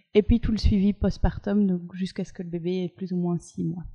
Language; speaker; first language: French; native; French